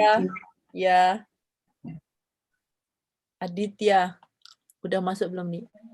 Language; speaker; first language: Indonesian; native; Indonesian